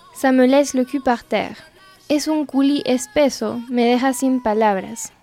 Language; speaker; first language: Spanish; non-native, fluent; French